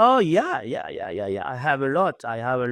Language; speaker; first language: English; non-native, learner; French